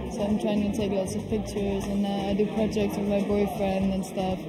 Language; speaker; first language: English; non-native, fluent; Dutch